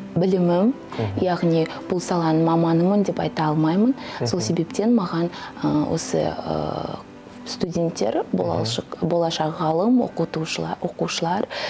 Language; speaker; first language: Kazakh; native; Kazakh